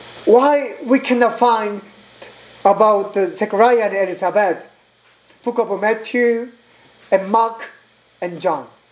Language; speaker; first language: English; non-native, learner; Korean